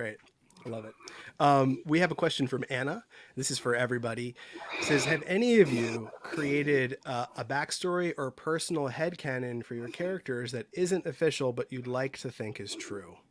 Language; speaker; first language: English; native; English